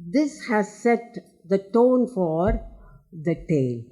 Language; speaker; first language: English; non-native, local second language; Tamil